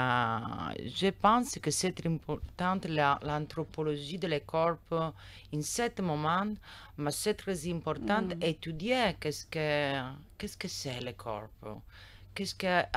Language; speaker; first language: French; non-native, learner; Italian